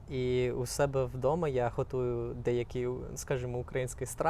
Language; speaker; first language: Ukrainian; non-native, fluent; English